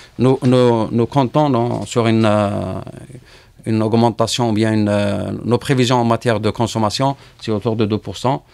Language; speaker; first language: French; non-native, local second language; Arabic